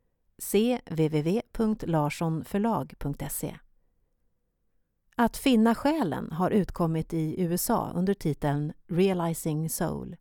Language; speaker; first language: Swedish; native; Swedish